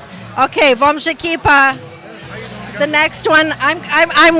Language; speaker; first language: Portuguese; early bilingual, heritage; Portuguese